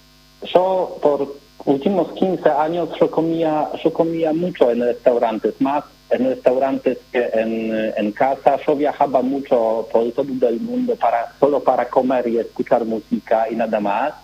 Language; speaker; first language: Spanish; non-native, learner; Polish